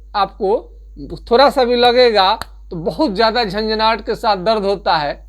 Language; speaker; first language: Hindi; native; Hindi